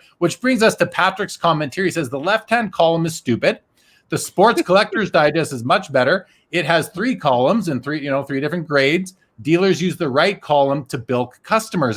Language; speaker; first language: English; native; English